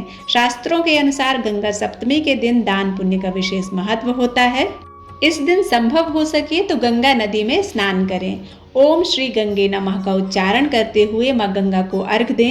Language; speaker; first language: Hindi; native; Hindi